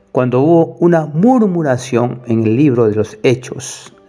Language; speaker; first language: Spanish; native; Spanish